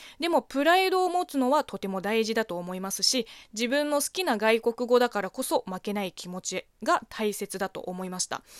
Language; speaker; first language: Japanese; non-native, fluent; Chinese